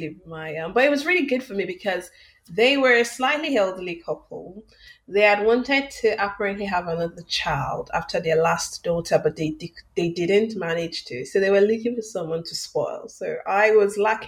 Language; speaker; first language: English; non-native, local second language; Yoruba